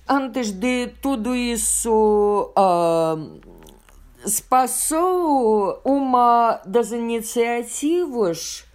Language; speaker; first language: Portuguese; non-native, learner; Russian